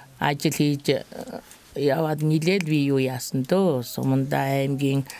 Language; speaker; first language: Mongolian; native; Mongolian